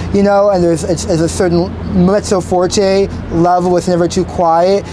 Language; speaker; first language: English; native; English